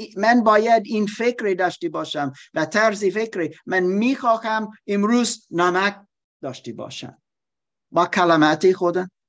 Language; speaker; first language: Persian; non-native, learner; German